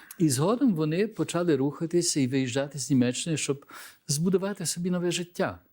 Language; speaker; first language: Ukrainian; early bilingual, heritage; Ukrainian